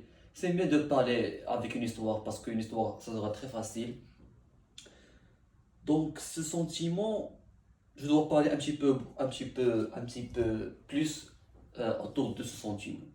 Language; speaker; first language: French; non-native, learner; Arabic